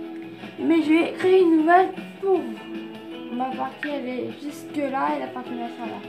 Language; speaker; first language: French; native; French